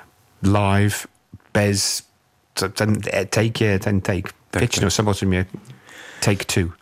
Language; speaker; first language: Czech; non-native, fluent; English